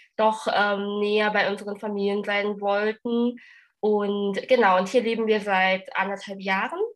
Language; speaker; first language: German; early bilingual, other home language; Vietnamese